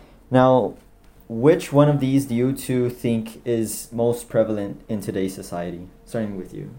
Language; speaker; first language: English; early bilingual, other home language; Spanish